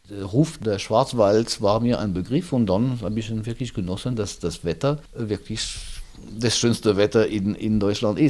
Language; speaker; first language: German; non-native, fluent; French